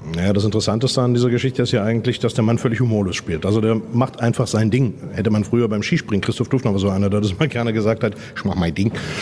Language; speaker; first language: German; native; German